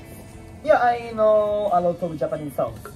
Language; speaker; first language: English; non-native, learner; Japanese